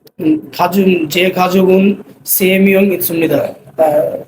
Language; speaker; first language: Korean; non-native, learner; Bangla